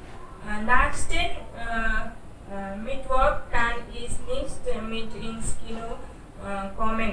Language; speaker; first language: German; non-native, learner; Hindi